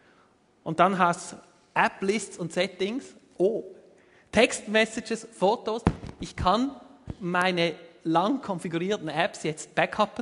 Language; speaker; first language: German; native; German